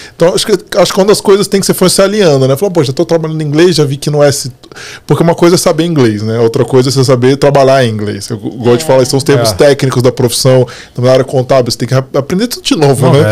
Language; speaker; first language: Portuguese; native; Portuguese